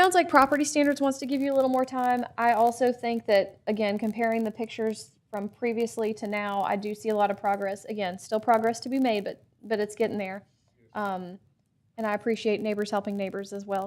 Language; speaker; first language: English; native; English